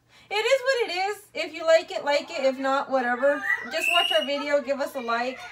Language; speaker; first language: English; early bilingual, other home language; Spanish